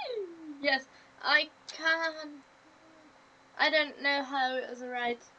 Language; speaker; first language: English; non-native, learner; German